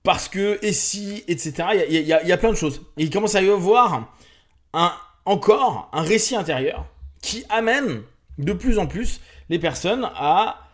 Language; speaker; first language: French; native; French